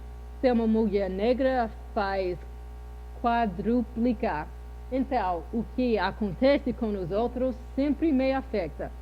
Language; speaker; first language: Portuguese; non-native, fluent; English